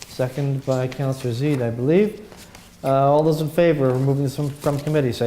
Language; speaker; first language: English; native; English